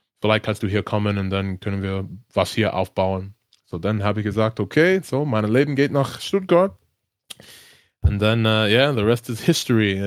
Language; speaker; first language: German; non-native, learner; English